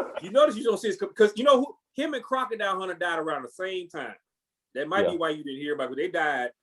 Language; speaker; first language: English; native; English